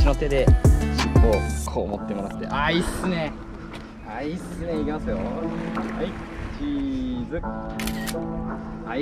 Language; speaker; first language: Japanese; native; Japanese